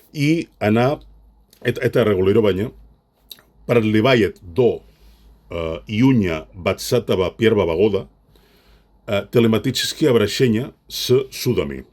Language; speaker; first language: Russian; non-native, fluent; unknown